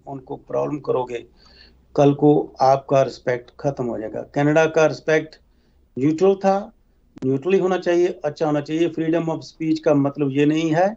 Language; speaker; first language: Hindi; native; Hindi